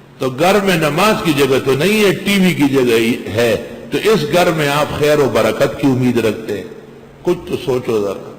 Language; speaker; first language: Urdu; non-native, local second language; Pashto